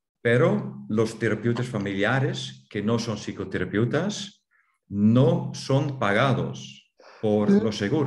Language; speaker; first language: Spanish; non-native, fluent; Dutch